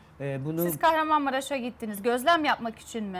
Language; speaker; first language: Turkish; native; Turkish